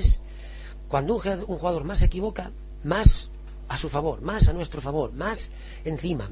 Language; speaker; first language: Spanish; native; Spanish